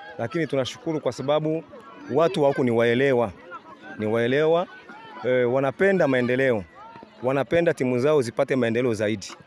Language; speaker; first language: Swahili; native; Swahili